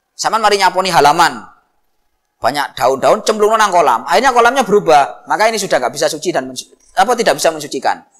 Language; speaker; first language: Indonesian; non-native, local second language; Javanese